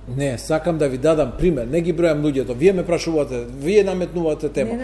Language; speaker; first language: Macedonian; non-native, local second language; Albanian